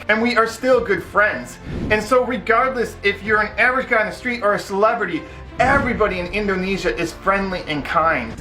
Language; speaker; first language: English; native; English